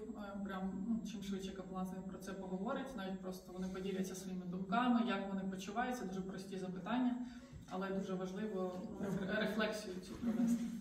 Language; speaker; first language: Ukrainian; native; Ukrainian